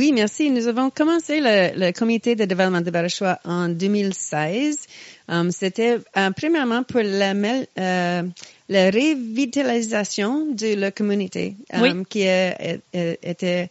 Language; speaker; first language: French; non-native, local second language; English